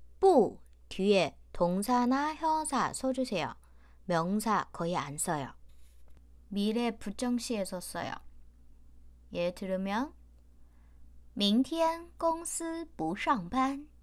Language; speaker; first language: Korean; non-native, fluent; Chinese